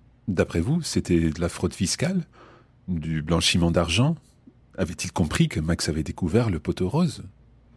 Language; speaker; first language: French; non-native, fluent; English